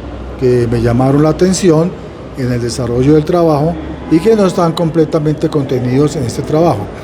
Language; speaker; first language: Spanish; native; Spanish